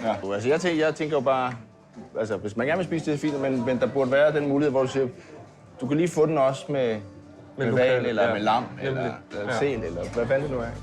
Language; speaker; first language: Danish; native; Danish